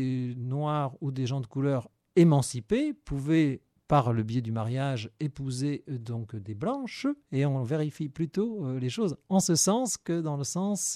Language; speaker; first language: French; native; French